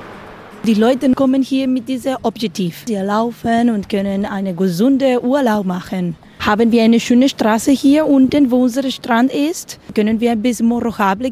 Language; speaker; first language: German; non-native, learner; Spanish